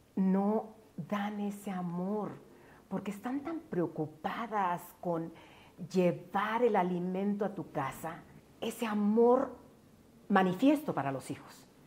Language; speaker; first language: Spanish; native; Spanish